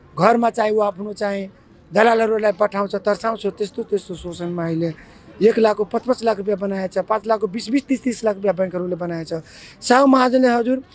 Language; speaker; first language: Nepali; non-native, local second language; Maithili